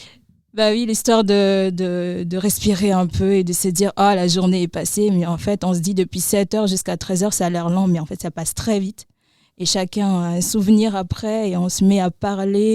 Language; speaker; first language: French; native; French